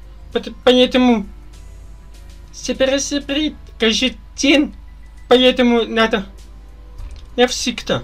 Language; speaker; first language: Russian; non-native, learner; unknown